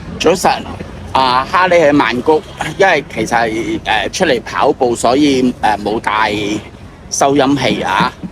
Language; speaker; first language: Cantonese; native; Cantonese